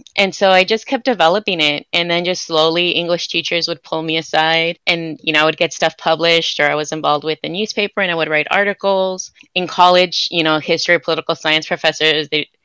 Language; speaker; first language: English; native; English